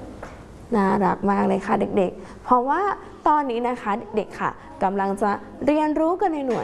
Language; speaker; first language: Thai; native; Thai